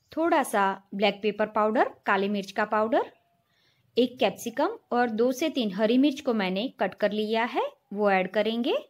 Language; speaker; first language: Hindi; non-native, local second language; Gujarati